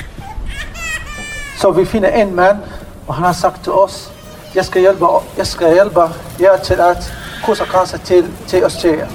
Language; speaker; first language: Danish; non-native, learner; Arabic